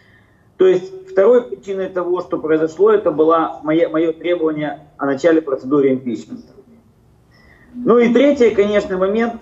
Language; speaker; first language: Russian; native; Russian